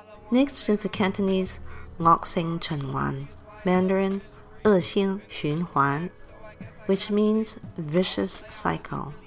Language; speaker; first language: English; native; English